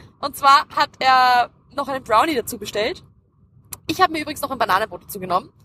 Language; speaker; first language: German; early bilingual, other home language; Dutch